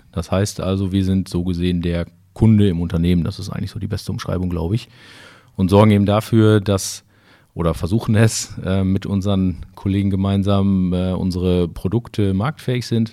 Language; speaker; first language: German; native; German